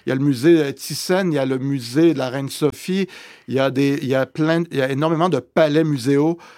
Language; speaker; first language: French; native; French